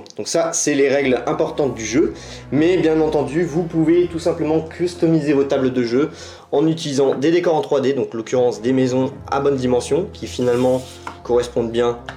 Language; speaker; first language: French; native; French